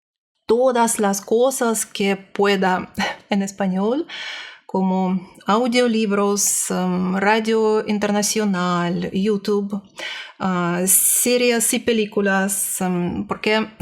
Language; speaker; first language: Spanish; non-native, learner; Russian